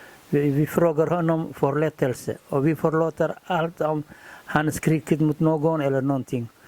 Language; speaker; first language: Swedish; non-native, fluent; Somali